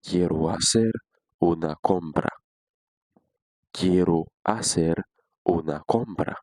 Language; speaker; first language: Spanish; non-native, fluent; Haitian Creole